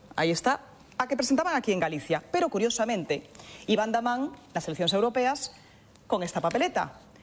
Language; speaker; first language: Galician; non-native, local second language; Spanish